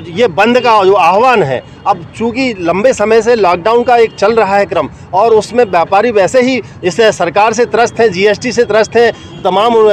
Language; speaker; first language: Hindi; native; Hindi